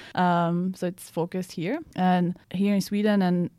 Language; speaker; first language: English; non-native, fluent; Swedish